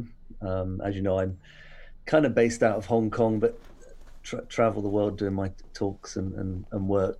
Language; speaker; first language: English; native; English